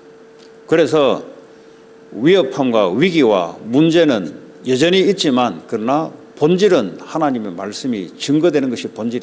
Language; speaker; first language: Korean; native; Korean